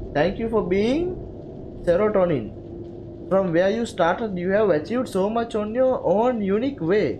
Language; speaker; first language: English; non-native, local second language; Sinhala